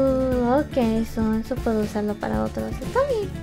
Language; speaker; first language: Spanish; early bilingual, heritage; English